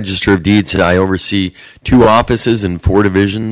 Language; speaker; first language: English; native; English